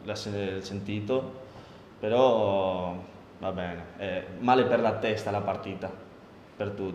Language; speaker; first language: Italian; non-native, learner; Spanish